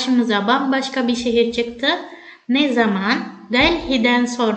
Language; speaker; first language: Turkish; non-native, fluent; Indonesian